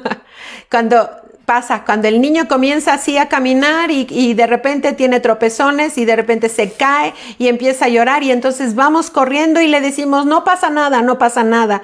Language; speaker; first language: Spanish; native; Spanish